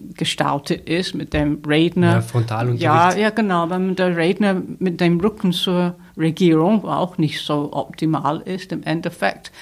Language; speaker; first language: German; non-native, fluent; English